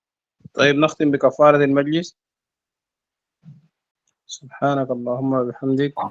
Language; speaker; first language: Arabic; non-native, fluent; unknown